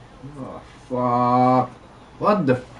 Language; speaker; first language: English; non-native, learner; Polish